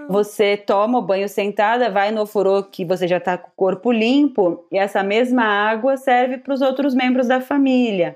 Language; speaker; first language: Portuguese; native; Portuguese